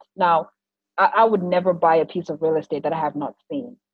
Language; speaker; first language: English; non-native, local second language; Shona